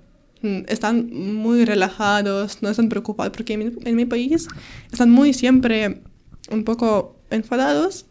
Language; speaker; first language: Spanish; non-native, learner; Ukrainian